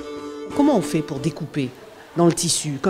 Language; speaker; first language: French; native; French